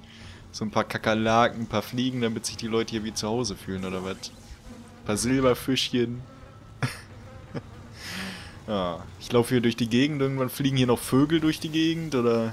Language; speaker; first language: German; native; German